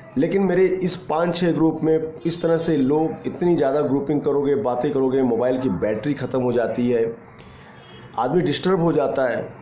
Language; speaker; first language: Hindi; native; Hindi